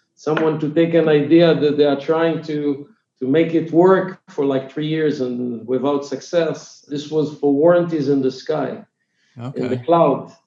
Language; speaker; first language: English; non-native, fluent; Hebrew